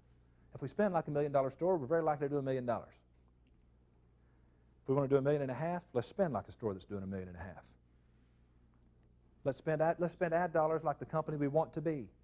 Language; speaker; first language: English; native; English